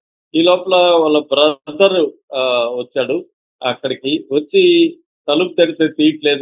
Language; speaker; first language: Telugu; native; Telugu